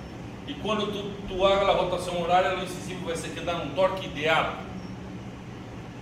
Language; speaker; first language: Spanish; non-native, learner; Portuguese